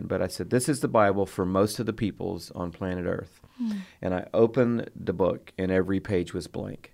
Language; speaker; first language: English; native; English